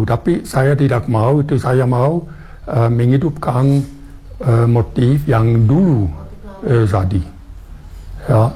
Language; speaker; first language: Indonesian; non-native, fluent; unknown